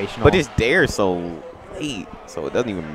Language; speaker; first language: English; native; English